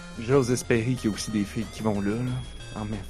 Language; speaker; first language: French; native; French